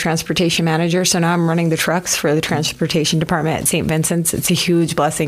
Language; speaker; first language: English; native; English